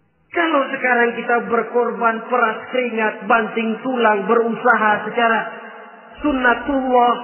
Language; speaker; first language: Indonesian; native; Indonesian